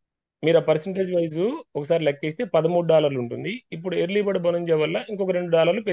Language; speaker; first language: Telugu; native; Telugu